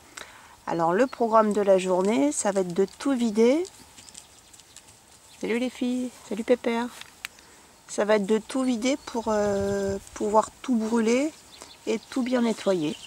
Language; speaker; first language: French; native; French